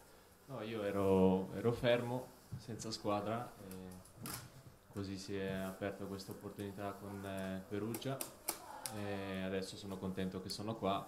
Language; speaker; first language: Italian; non-native, fluent; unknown